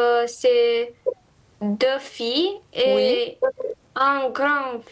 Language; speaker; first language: French; non-native, learner; Romanian